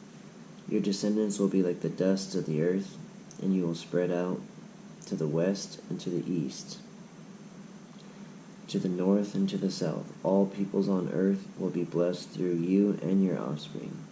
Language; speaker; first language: English; native; English